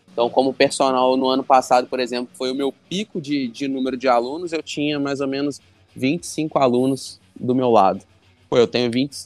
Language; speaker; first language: Portuguese; native; Portuguese